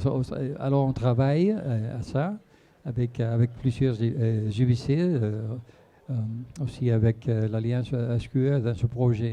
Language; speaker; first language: French; non-native, fluent; Spanish